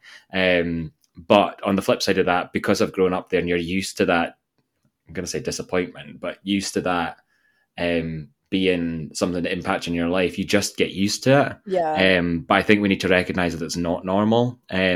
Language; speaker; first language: English; native; English